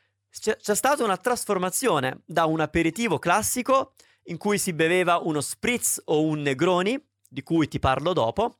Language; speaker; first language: Italian; native; Italian